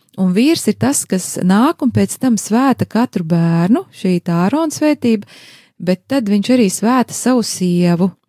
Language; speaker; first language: Latvian; native; Latvian